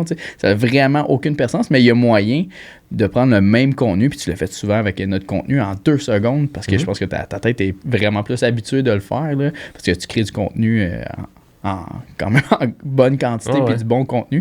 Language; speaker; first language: French; native; French